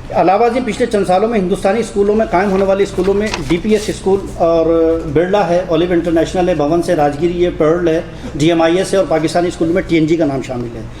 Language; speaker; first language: Urdu; native; Urdu